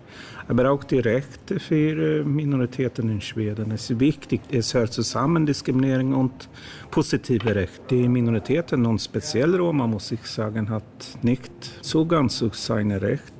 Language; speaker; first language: German; non-native, learner; Swedish